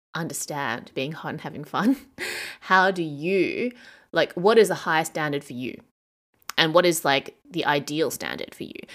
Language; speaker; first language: English; native; English